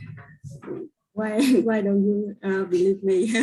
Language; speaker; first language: English; non-native, learner; Vietnamese